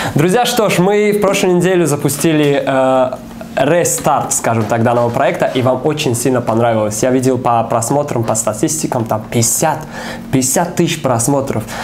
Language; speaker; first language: Russian; non-native, local second language; Tajik